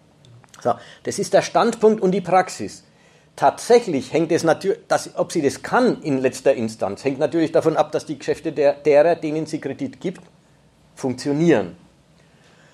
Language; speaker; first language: German; native; German